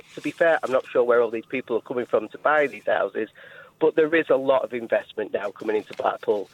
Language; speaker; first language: English; native; English